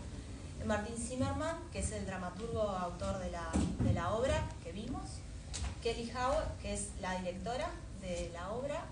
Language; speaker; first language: Spanish; native; Spanish